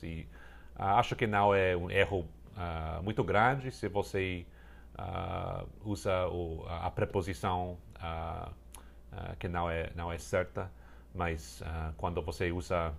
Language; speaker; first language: Portuguese; non-native, fluent; English